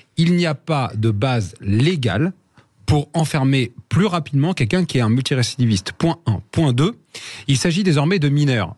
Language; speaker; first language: French; native; French